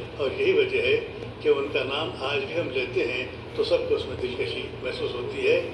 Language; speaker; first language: Urdu; native; Urdu